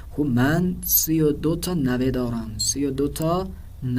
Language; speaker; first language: Persian; non-native, fluent; Urdu